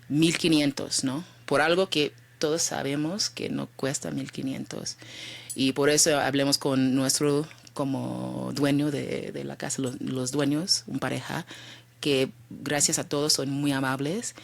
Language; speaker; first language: Spanish; early bilingual, heritage; Spanish